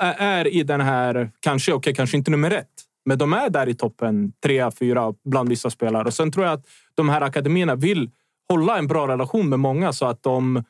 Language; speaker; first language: Swedish; early bilingual, other home language; Bosnian